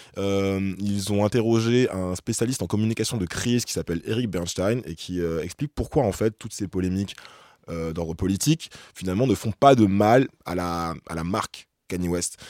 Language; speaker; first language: French; native; French